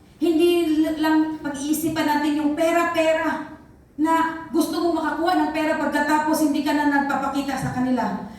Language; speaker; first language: Filipino; non-native, local second language; Cebuano